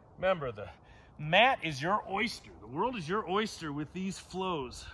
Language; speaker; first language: English; native; English